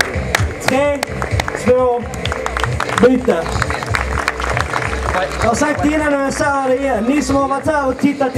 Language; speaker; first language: Swedish; native; Swedish